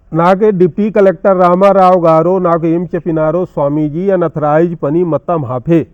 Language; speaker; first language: Telugu; non-native, local second language; Hindi